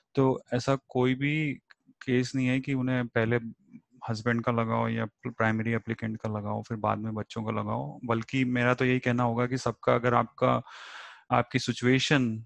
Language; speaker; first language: Hindi; native; Hindi